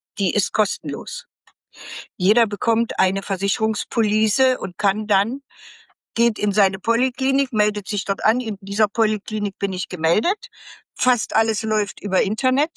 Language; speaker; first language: German; native; German